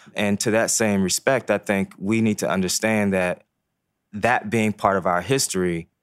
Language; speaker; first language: English; early bilingual, other home language; Haitian Creole